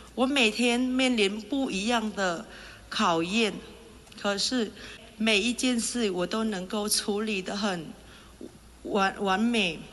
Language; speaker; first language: Chinese; non-native, fluent; Vietnamese